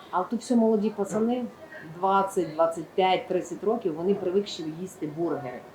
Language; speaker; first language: Ukrainian; native; Ukrainian